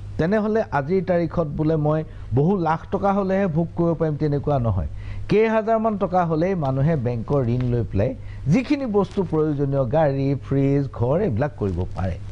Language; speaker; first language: Assamese; native; Assamese